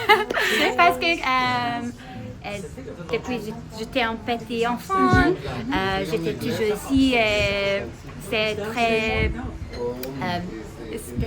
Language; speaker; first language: French; non-native, learner; English